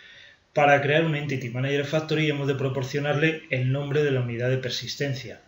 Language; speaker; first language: Spanish; native; Spanish